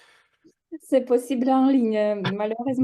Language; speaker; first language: French; non-native, fluent; Russian